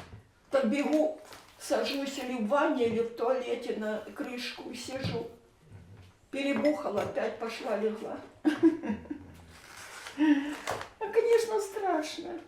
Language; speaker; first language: Russian; native; Russian